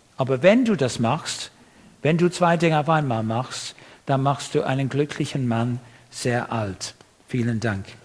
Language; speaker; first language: German; non-native, fluent; English